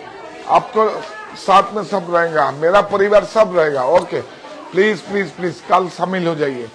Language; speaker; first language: Hindi; non-native, local second language; Bangla